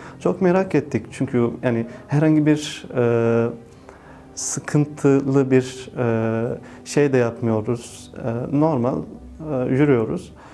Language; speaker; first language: Turkish; non-native, fluent; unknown